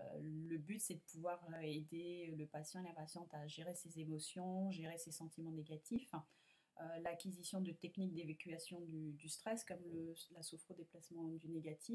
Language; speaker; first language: French; native; French